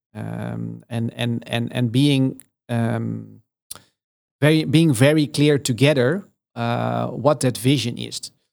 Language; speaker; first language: English; non-native, fluent; Dutch